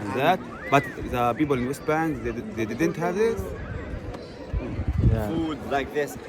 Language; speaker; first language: English; non-native, learner; Arabic